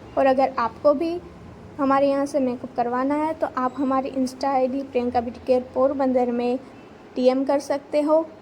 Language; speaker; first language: Hindi; non-native, local second language; Gujarati